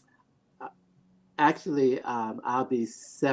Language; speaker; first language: English; native; English